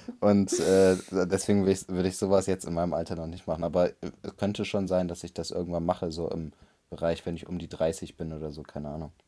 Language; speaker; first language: German; native; German